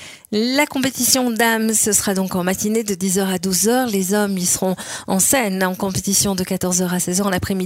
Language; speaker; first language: French; native; French